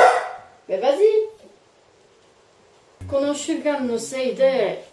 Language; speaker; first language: Japanese; non-native, learner; French